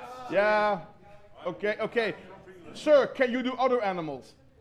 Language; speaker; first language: English; non-native, fluent; Dutch